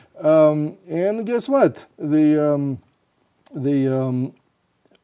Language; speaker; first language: English; non-native, fluent; Romanian